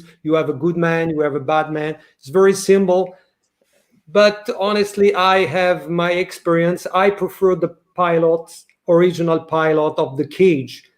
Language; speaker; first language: English; non-native, learner; French